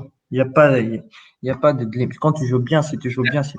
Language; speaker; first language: French; non-native, local second language; Arabic